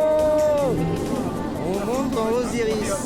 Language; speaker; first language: French; native; French